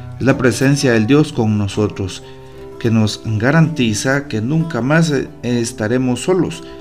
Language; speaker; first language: Spanish; native; Spanish